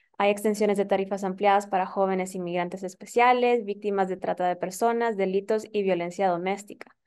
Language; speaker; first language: Spanish; native; Spanish